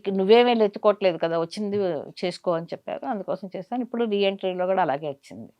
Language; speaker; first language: Telugu; native; Telugu